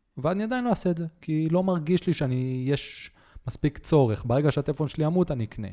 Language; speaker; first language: Hebrew; native; Hebrew